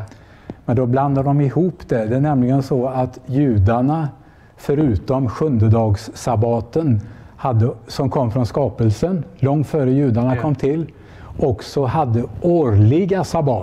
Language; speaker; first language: Swedish; native; Swedish